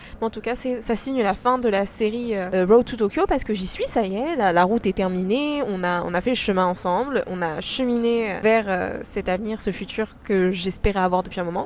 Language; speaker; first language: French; native; French